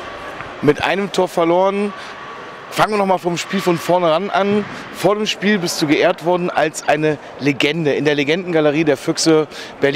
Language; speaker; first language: German; native; German